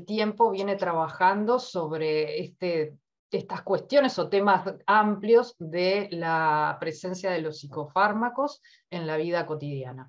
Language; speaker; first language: Spanish; native; Spanish